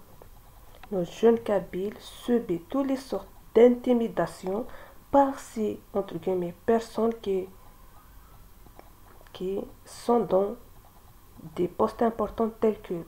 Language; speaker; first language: French; non-native, local second language; Kabyle